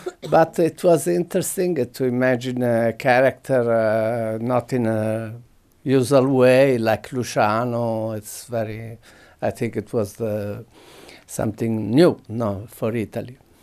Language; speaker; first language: English; non-native, learner; Italian